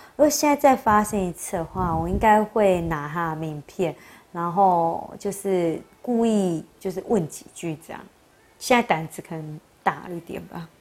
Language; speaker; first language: Chinese; native; Chinese